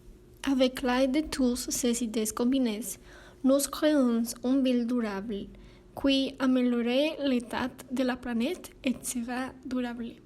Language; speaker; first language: French; non-native, learner; Spanish